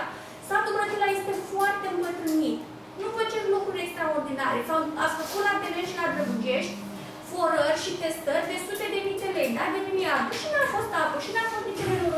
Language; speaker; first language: Romanian; native; Romanian